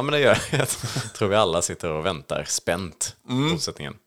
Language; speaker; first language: Swedish; native; Swedish